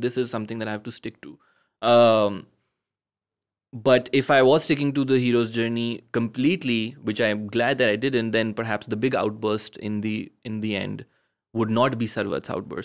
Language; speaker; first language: English; non-native, local second language; Urdu